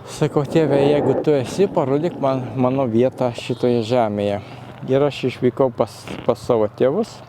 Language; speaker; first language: Lithuanian; native; Lithuanian